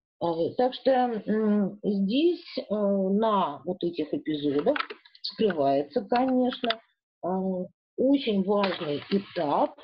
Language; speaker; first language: Russian; native; Russian